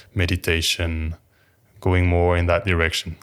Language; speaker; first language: English; non-native, fluent; French